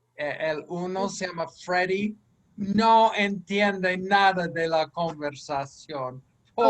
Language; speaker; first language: Spanish; non-native, fluent; English